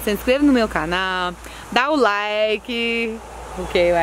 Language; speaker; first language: Portuguese; non-native, learner; English